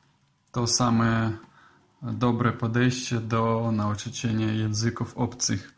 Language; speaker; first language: Polish; non-native, learner; Russian